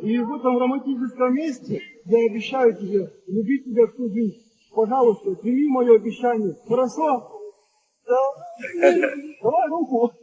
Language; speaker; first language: Russian; native; Russian